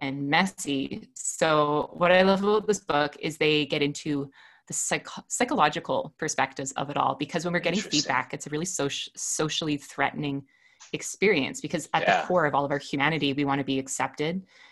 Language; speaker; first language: English; native; English